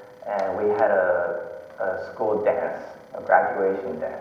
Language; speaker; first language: English; early bilingual, other home language; Chinese